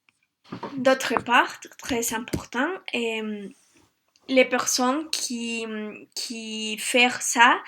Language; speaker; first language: French; non-native, learner; Spanish